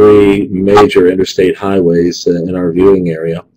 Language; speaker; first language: English; native; English